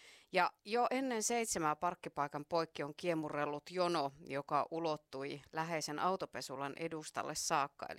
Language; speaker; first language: Finnish; native; Finnish